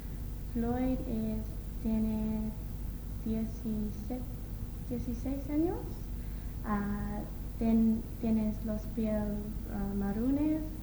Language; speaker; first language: Spanish; non-native, learner; English